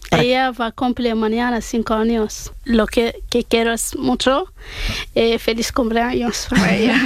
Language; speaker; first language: Spanish; non-native, learner; Arabic